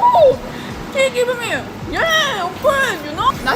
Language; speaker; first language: English; non-native, learner; Japanese